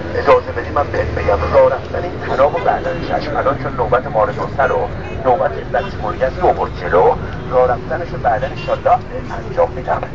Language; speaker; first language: Persian; native; Persian